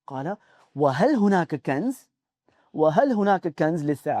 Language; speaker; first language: Arabic; non-native, fluent; Urdu